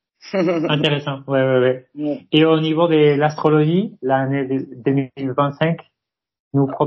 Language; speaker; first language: French; non-native, fluent; Spanish